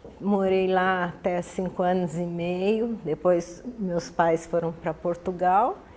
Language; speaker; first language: Portuguese; early bilingual, other home language; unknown